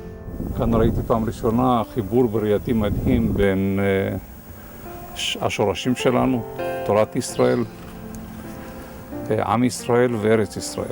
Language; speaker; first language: Hebrew; non-native, fluent; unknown